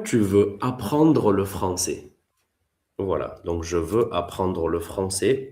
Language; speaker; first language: French; native; French